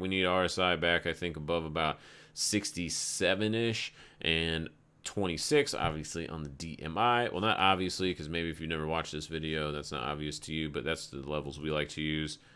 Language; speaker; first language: English; native; English